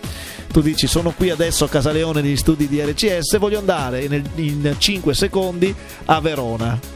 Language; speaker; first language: Italian; native; Italian